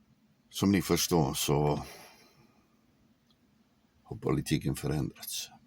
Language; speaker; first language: Swedish; non-native, fluent; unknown